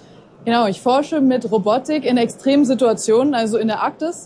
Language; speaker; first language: German; native; German